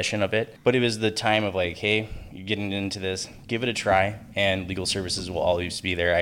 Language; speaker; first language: English; native; English